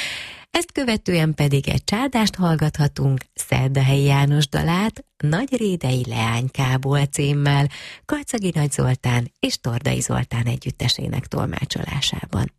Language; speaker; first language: Hungarian; native; Hungarian